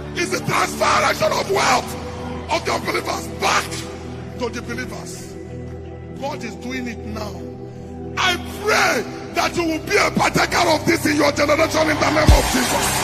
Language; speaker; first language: English; non-native, local second language; Igbo